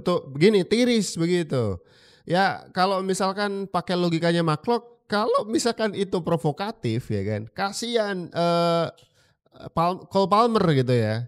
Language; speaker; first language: Indonesian; native; Indonesian